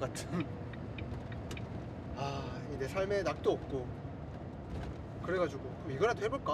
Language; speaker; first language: Korean; native; Korean